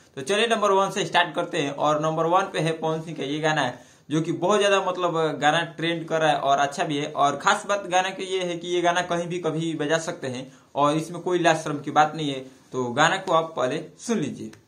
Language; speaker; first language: Hindi; non-native, local second language; Bhojpuri